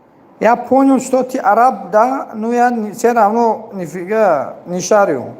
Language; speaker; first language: Russian; non-native, local second language; Tajik